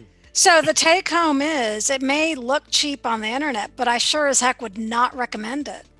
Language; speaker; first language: English; native; English